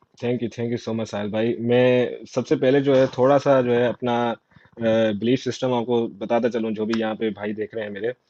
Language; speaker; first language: Urdu; non-native, local second language; Sindhi